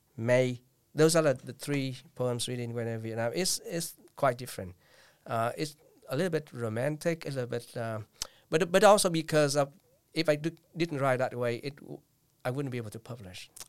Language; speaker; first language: English; non-native, fluent; Vietnamese